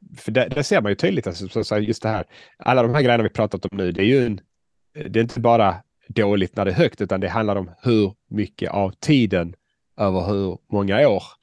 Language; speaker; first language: Swedish; native; Swedish